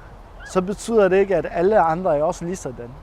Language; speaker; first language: Danish; non-native, fluent; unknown